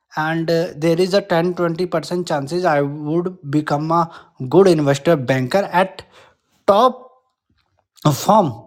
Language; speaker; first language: English; non-native, local second language; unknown